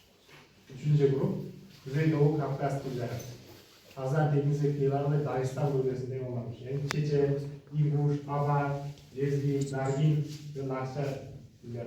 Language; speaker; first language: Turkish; non-native, learner; Uzbek